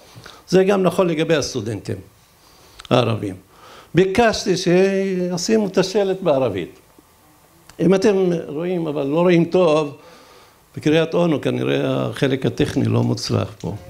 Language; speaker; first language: Hebrew; non-native, local second language; Arabic